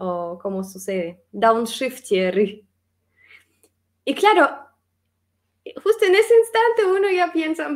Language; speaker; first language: Spanish; non-native, fluent; Russian